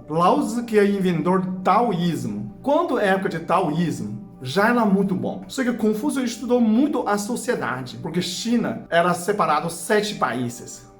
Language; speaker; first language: Portuguese; non-native, fluent; Chinese